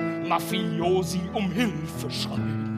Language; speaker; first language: German; native; German